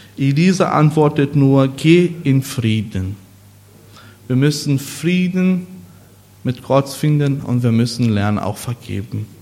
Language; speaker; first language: German; non-native, learner; Portuguese